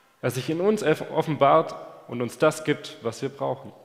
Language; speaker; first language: German; native; German